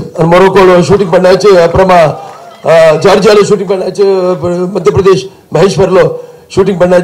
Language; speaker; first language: Tamil; non-native, local second language; Telugu